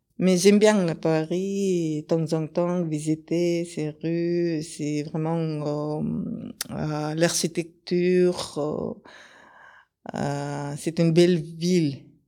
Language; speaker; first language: French; non-native, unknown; Kyrgyz